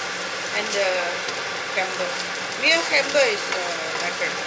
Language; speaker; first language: Dutch; non-native, learner; Malay